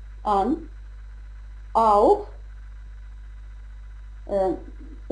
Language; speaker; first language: German; non-native, learner; Russian